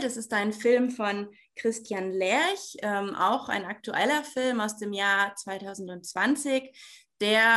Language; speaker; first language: German; native; German